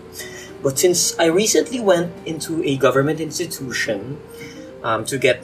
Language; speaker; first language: English; non-native, local second language; Filipino